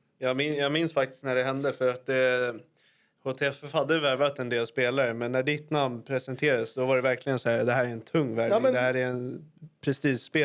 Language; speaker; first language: Swedish; native; Swedish